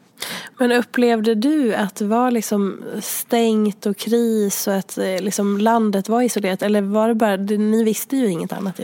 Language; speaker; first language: Swedish; native; Swedish